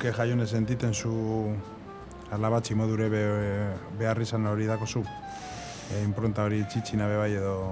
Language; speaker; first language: Basque; native; Basque